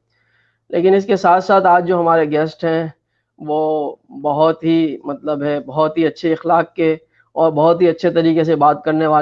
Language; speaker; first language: Hindi; non-native, fluent; Urdu